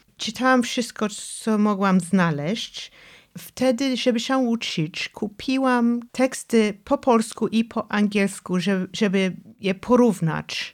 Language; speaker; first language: Polish; non-native, fluent; English